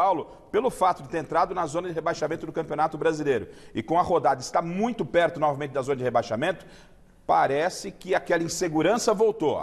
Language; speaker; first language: Portuguese; native; Portuguese